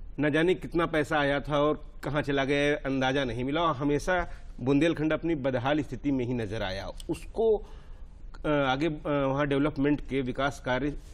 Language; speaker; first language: Hindi; native; Hindi